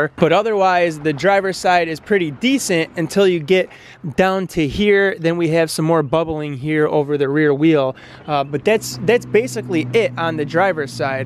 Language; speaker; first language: English; native; English